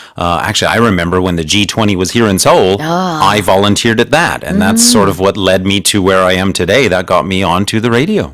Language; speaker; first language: English; native; English